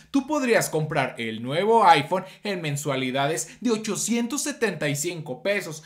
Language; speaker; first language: Spanish; native; Spanish